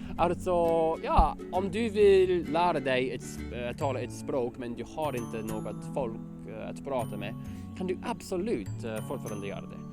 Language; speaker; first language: Swedish; non-native, learner; English